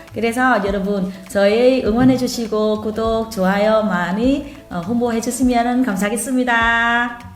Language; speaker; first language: Korean; non-native, fluent; Vietnamese